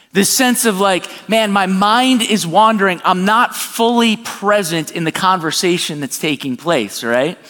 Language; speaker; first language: English; native; English